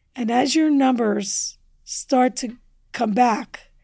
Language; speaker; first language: English; native; English